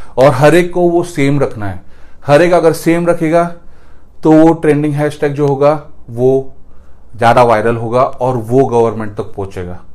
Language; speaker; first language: Hindi; non-native, local second language; Marathi